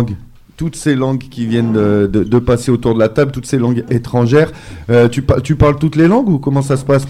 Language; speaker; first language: French; native; French